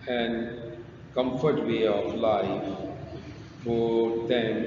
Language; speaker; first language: English; non-native, local second language; Urdu